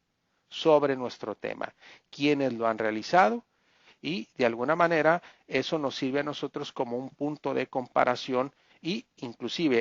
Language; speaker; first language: Spanish; native; Spanish